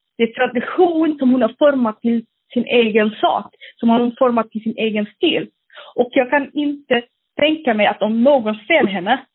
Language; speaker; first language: Swedish; early bilingual, other home language; Arabic